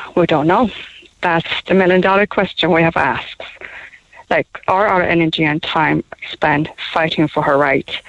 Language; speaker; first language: English; non-native, fluent; Chinese